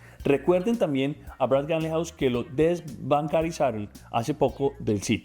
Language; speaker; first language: Spanish; native; Spanish